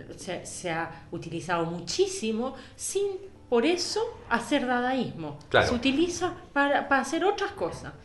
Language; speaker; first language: Spanish; native; Spanish